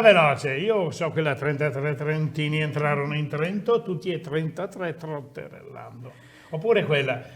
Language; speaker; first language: Italian; native; Italian